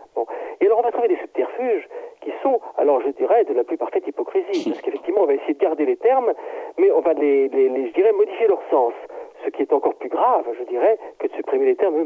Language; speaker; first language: French; native; French